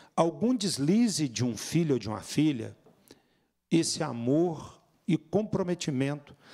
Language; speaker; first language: Portuguese; native; Portuguese